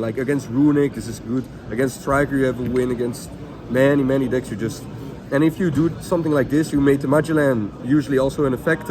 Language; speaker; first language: English; non-native, fluent; Dutch